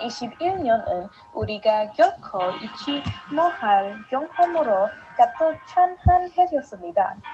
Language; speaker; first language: Korean; non-native, learner; English